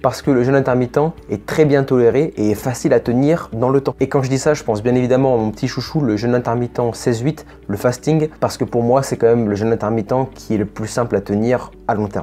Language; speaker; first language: French; native; French